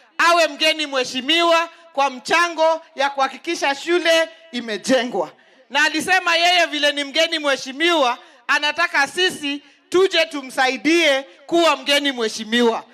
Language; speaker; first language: Swahili; non-native, local second language; Luo (Kenya and Tanzania)